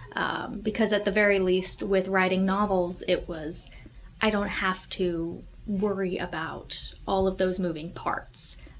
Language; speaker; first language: English; native; English